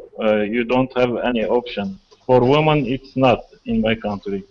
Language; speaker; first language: English; non-native, learner; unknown